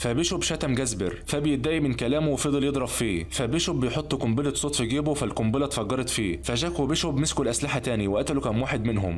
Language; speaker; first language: Arabic; native; Arabic